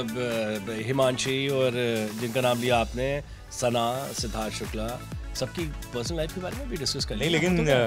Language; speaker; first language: Hindi; native; Hindi